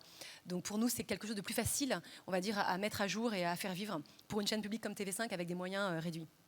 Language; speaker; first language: French; native; French